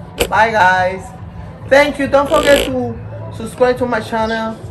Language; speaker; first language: English; non-native, learner; Spanish